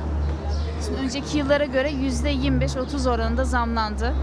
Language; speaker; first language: Turkish; native; Turkish